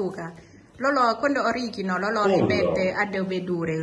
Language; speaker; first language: Italian; non-native, learner; Thai